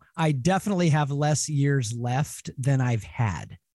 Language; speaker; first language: English; native; English